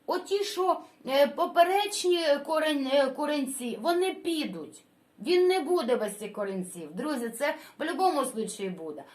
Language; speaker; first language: Ukrainian; non-native, local second language; Russian